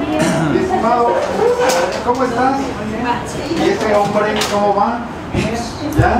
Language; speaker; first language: Spanish; native; Spanish